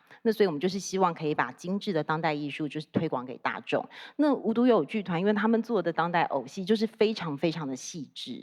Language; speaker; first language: Chinese; native; Chinese